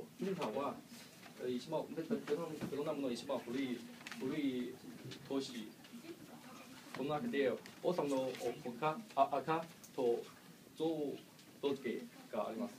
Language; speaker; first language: Japanese; non-native, learner; Vietnamese